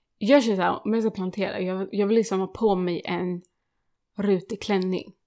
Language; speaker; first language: Swedish; early bilingual, other home language; Kurdish